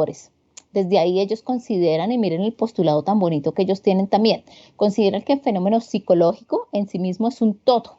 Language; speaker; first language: Spanish; native; Spanish